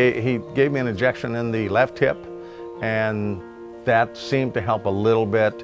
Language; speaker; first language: English; native; English